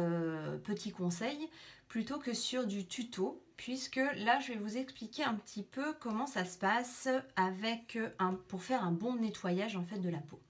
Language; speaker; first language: French; native; French